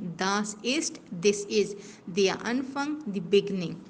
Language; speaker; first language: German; non-native, fluent; Urdu